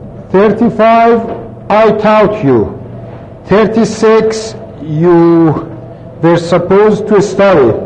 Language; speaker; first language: English; non-native, fluent; Persian